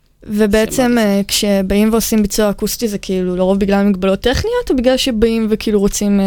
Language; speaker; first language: Hebrew; native; Hebrew